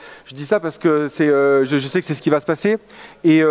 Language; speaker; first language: French; native; French